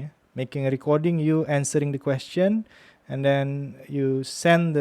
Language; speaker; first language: English; non-native, fluent; Indonesian